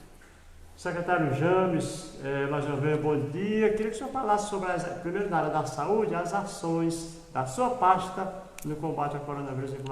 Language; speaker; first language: Portuguese; native; Portuguese